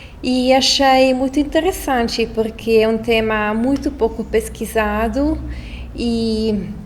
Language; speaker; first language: Portuguese; non-native, fluent; Italian